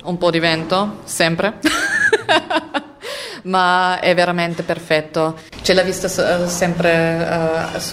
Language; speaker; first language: Italian; non-native, learner; German